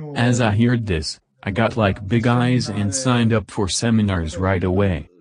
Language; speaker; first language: English; non-native, fluent; Croatian